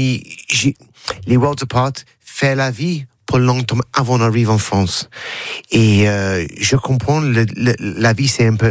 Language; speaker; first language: French; non-native, learner; English